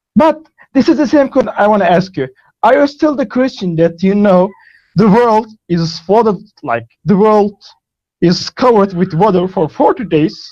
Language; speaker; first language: English; non-native, learner; Turkish